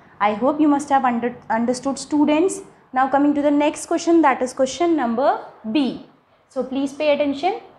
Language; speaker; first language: English; non-native, local second language; Hindi